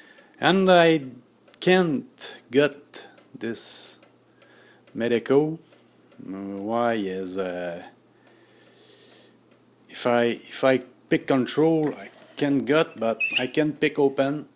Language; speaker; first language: English; non-native, learner; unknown